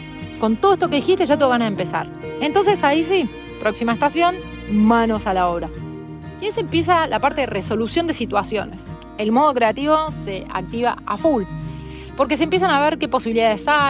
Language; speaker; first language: Spanish; native; Spanish